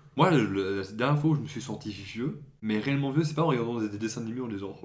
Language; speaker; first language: French; native; French